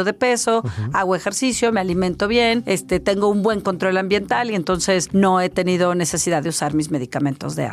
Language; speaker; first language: Spanish; native; Spanish